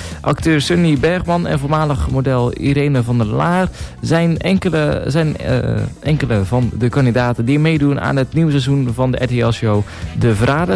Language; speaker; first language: Dutch; native; Dutch